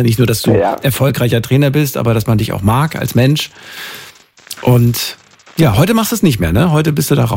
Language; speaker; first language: German; native; German